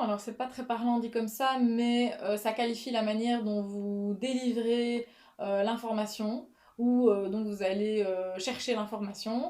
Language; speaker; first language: French; native; French